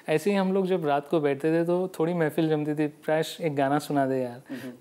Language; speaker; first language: Hindi; non-native, local second language; Marathi